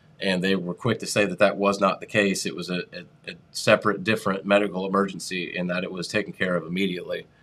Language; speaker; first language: English; native; English